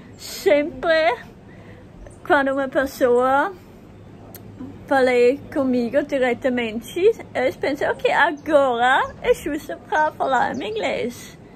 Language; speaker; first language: Portuguese; non-native, learner; German